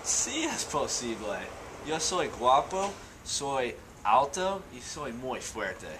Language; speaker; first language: Spanish; non-native, learner; English